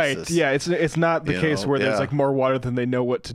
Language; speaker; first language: English; native; English